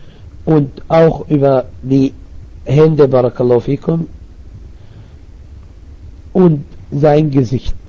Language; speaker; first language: German; non-native, fluent; Arabic